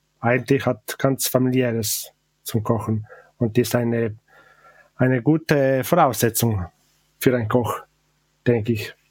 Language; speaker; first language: German; non-native, local second language; Ladin